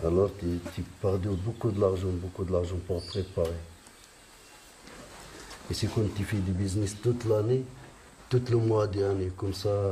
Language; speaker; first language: French; non-native, learner; Arabic